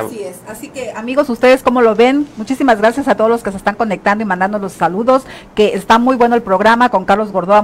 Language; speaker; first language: Spanish; native; Spanish